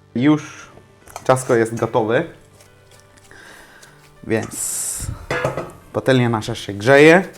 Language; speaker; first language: Polish; non-native, fluent; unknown